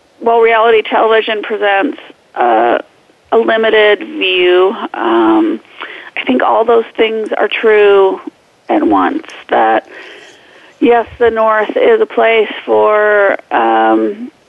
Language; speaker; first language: English; native; English